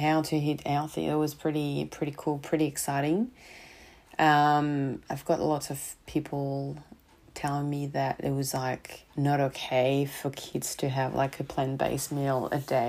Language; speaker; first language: English; non-native, fluent; French